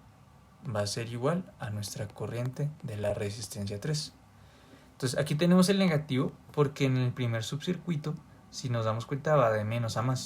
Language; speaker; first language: Spanish; native; Spanish